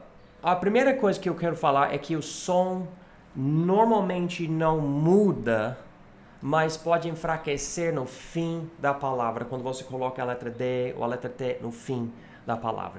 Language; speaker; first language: Portuguese; non-native, fluent; English